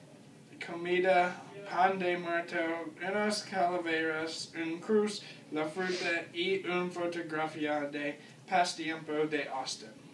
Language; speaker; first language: Spanish; non-native, learner; English